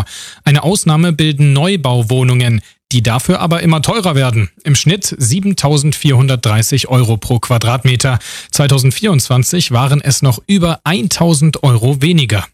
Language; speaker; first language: German; native; German